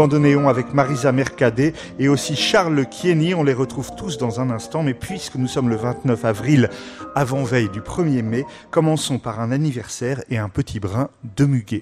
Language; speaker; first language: French; native; French